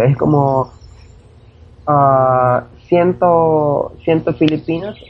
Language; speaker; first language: Spanish; non-native, fluent; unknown